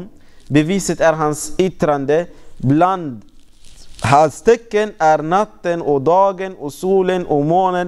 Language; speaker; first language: Swedish; non-native, fluent; Arabic